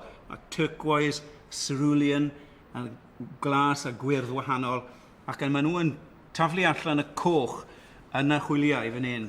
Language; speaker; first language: Welsh; native; Welsh